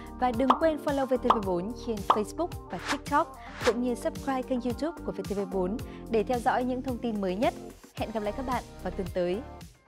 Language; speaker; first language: Vietnamese; native; Vietnamese